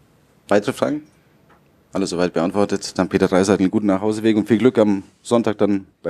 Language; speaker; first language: German; native; German